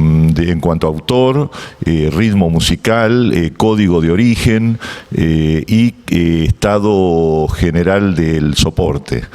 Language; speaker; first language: Spanish; native; Spanish